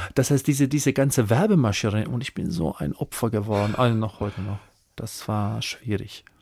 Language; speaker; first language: German; non-native, fluent; Croatian